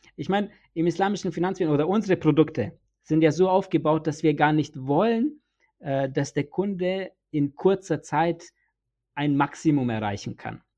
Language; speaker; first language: German; early bilingual, other home language; Bosnian